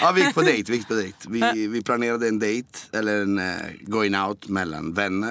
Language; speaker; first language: Swedish; non-native, fluent; Italian